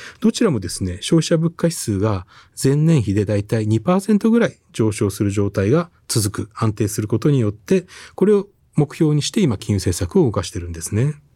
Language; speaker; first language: Japanese; native; Japanese